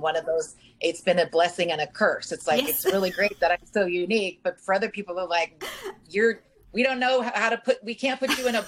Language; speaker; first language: English; native; English